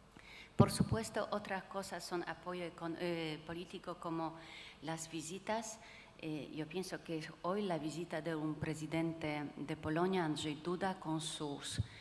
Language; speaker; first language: Spanish; non-native, fluent; Polish